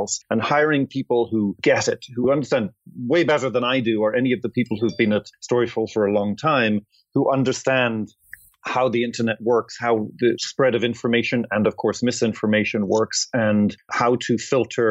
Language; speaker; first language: English; native; English